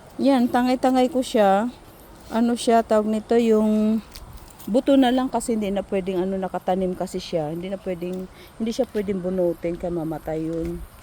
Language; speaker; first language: Filipino; non-native, local second language; Hiligaynon